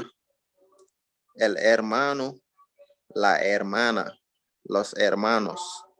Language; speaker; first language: Spanish; non-native, learner; French